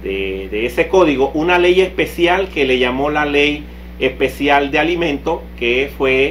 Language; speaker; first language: Spanish; native; Spanish